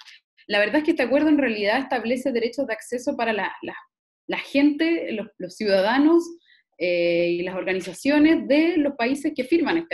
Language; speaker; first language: Spanish; native; Spanish